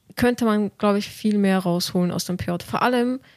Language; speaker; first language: German; native; German